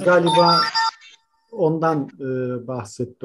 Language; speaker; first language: Turkish; native; Turkish